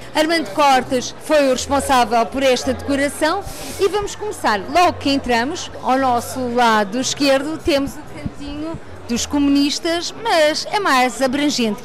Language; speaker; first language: Portuguese; native; Portuguese